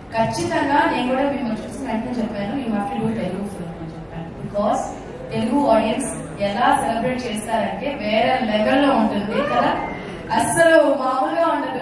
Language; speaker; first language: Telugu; non-native, fluent; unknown